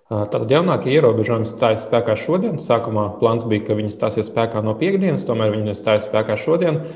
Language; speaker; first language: Latvian; early bilingual, other home language; Lithuanian